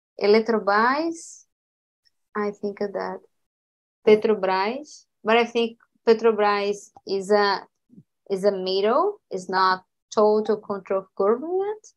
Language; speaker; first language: English; non-native, learner; Portuguese